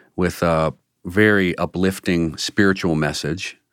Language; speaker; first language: English; native; English